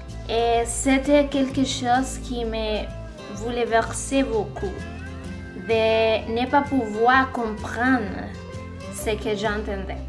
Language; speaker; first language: French; non-native, learner; Spanish